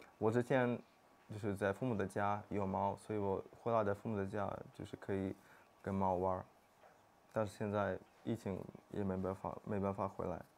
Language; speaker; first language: Chinese; non-native, fluent; Russian